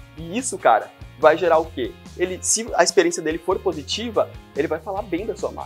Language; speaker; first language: Portuguese; native; Portuguese